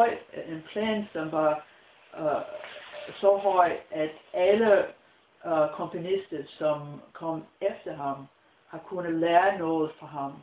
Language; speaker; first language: Danish; non-native, fluent; English